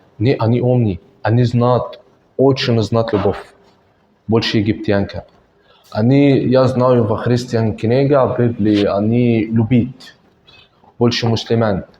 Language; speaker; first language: Russian; non-native, learner; Arabic